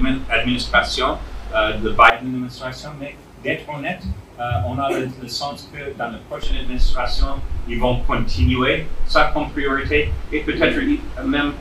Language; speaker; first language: French; non-native, fluent; English